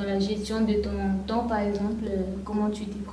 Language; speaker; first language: French; native; French